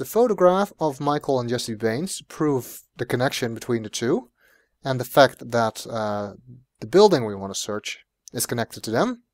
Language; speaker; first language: English; native; English